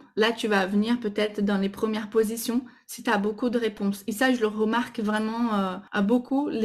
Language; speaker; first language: French; non-native, fluent; Portuguese